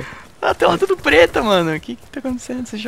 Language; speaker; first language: Portuguese; native; Portuguese